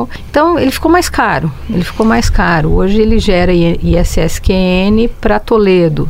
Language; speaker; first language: Portuguese; native; Portuguese